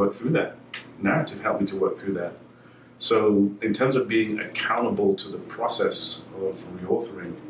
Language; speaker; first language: English; native; English